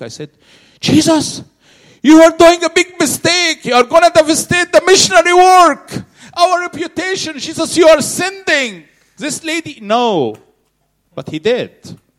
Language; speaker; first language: English; non-native, fluent; Arabic